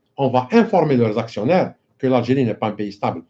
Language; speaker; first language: French; non-native, local second language; Arabic